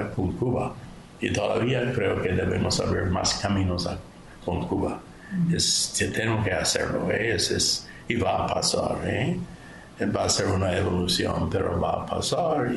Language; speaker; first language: Spanish; non-native, fluent; English